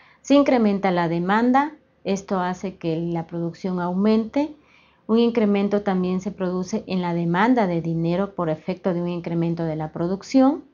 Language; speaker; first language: Spanish; native; Spanish